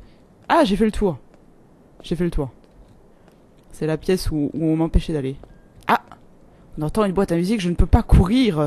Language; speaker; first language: French; native; French